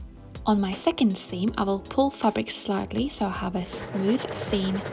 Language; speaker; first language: English; non-native, fluent; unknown